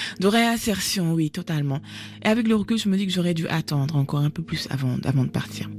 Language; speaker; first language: French; non-native, local second language; Fula